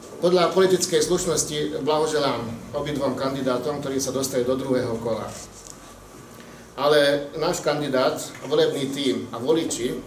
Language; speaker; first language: Slovak; non-native, local second language; Hungarian